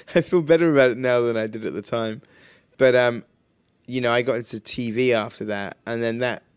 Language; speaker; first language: English; native; English